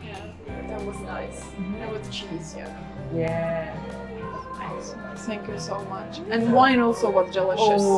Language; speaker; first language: English; non-native, fluent; Ukrainian